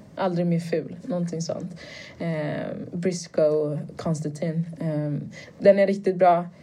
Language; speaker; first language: Swedish; early bilingual, other home language; Portuguese